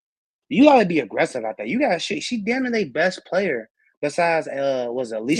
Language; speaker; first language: English; native; English